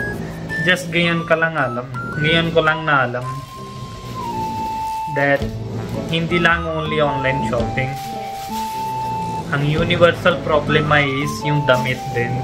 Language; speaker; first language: Filipino; non-native, learner; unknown